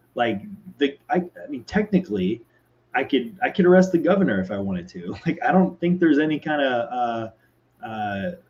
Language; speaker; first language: English; native; English